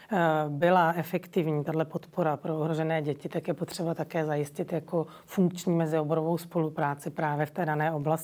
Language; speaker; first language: Czech; native; Czech